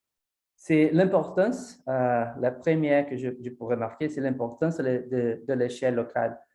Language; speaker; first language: French; non-native, fluent; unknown